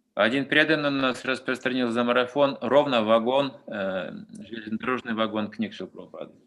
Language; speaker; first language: Russian; native; Russian